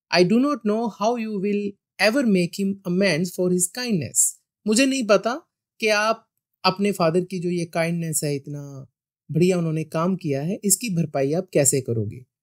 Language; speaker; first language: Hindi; non-native, local second language; Punjabi